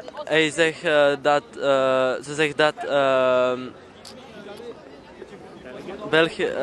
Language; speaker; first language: Dutch; non-native, learner; French